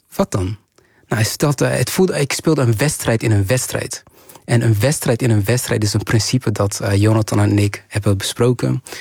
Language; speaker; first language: Dutch; early bilingual, other home language; Kinyarwanda